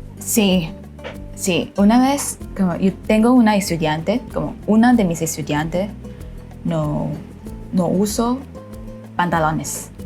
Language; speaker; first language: Spanish; non-native, fluent; Thai